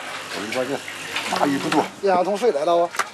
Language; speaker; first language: Chinese; native; Chinese